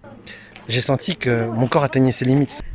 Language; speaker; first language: French; native; French